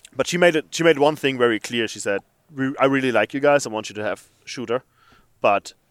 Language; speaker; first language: English; non-native, fluent; German